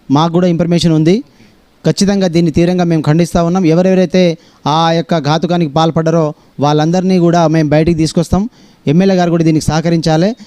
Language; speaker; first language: Telugu; non-native, local second language; Lambadi